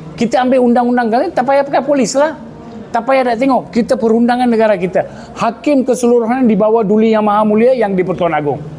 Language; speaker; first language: Malay; non-native, local second language; Tamil